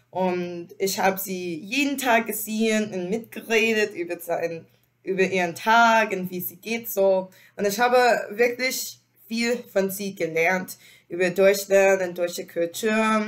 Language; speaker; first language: German; non-native, learner; English